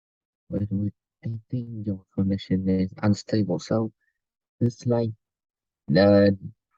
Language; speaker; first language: English; non-native, learner; Vietnamese